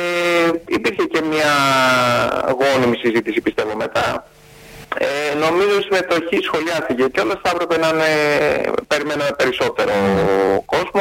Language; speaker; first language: Greek; native; Greek